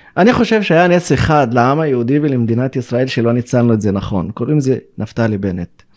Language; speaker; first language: Hebrew; non-native, local second language; Arabic